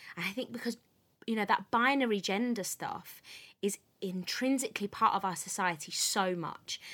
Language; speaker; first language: English; native; English